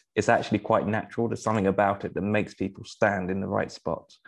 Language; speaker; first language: English; native; English